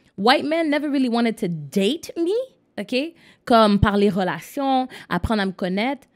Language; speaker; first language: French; non-native, local second language; English